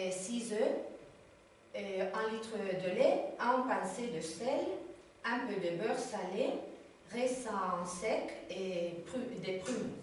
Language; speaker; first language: French; non-native, learner; Spanish